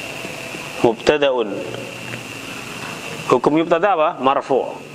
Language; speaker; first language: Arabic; non-native, fluent; Indonesian